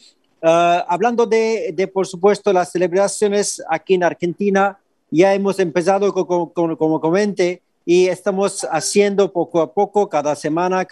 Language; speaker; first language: Spanish; non-native, fluent; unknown